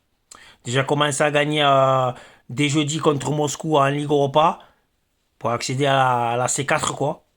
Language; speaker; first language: French; native; French